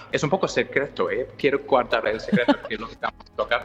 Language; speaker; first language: Spanish; non-native, fluent; English